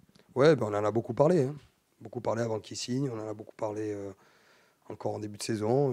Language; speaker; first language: French; native; French